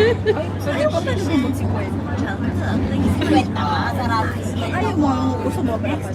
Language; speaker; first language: Filipino; native; Filipino